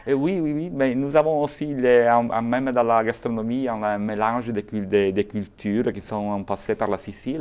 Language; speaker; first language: French; non-native, fluent; Italian